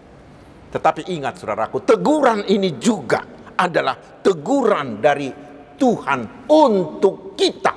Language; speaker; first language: Indonesian; non-native, local second language; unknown